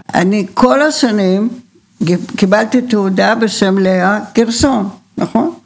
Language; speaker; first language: Hebrew; early bilingual, other home language; Bulgarian